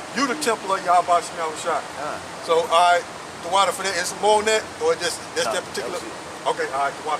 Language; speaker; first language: English; native; English